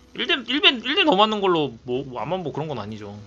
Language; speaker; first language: Korean; native; Korean